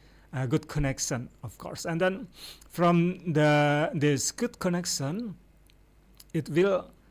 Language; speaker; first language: English; non-native, fluent; Indonesian